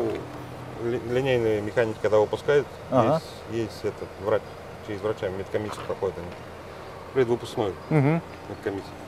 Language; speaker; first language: Russian; native; Russian